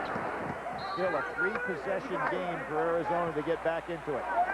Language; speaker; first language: English; native; English